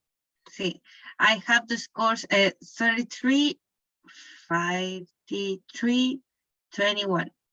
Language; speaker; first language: English; non-native, learner; Spanish